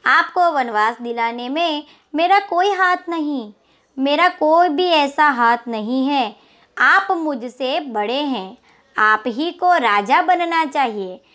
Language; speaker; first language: Hindi; non-native, local second language; Gujarati